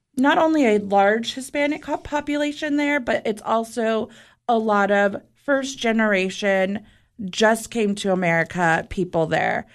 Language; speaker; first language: English; early bilingual, other home language; Spanish